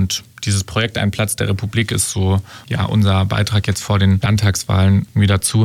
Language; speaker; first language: German; native; German